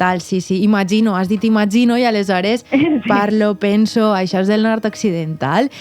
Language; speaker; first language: Catalan; native; Catalan